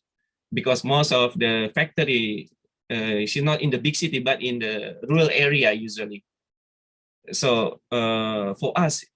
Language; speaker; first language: English; non-native, fluent; Indonesian